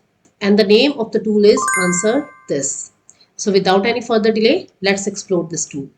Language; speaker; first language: English; non-native, local second language; Hindi